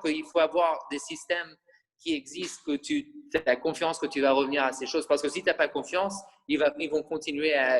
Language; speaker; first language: French; non-native, fluent; English